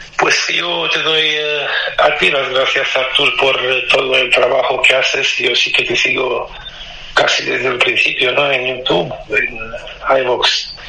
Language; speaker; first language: Spanish; non-native, fluent; Romanian